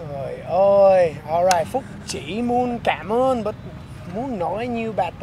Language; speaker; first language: Vietnamese; non-native, fluent; English